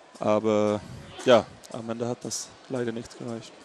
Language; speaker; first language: German; non-native, fluent; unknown